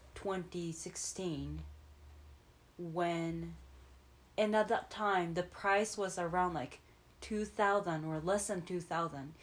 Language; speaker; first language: English; non-native, fluent; Japanese